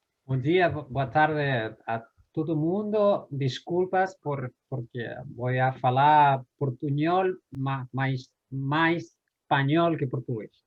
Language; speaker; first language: Portuguese; non-native, learner; Spanish